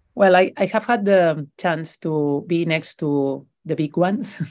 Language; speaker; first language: English; non-native, fluent; Spanish